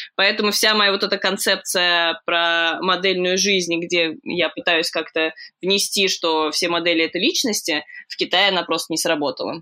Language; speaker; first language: Russian; native; Russian